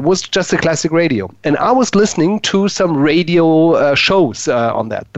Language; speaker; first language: English; non-native, fluent; German